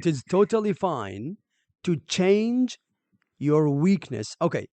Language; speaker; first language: English; non-native, fluent; Arabic